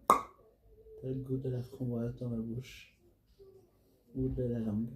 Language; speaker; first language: French; native; French